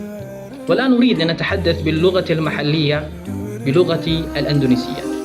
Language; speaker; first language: Arabic; non-native, fluent; Indonesian